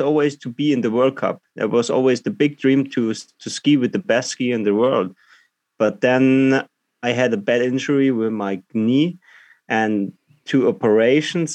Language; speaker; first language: English; non-native, learner; German